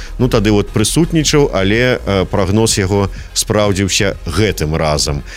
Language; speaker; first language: Belarusian; native; Belarusian